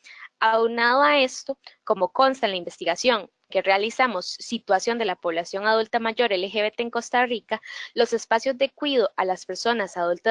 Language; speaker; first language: Spanish; native; Spanish